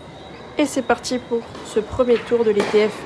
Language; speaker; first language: French; native; French